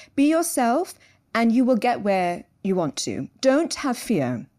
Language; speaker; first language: English; native; English